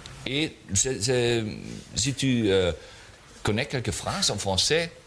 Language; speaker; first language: French; non-native, learner; German